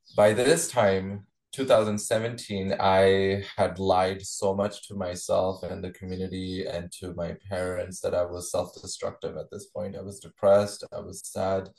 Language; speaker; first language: English; non-native, local second language; Punjabi